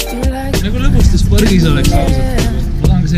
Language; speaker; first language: Estonian; native; Estonian